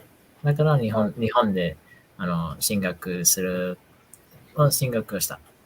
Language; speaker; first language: Japanese; non-native, fluent; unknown